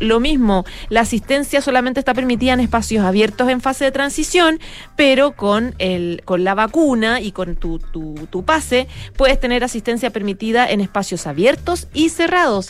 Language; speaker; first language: Spanish; native; Spanish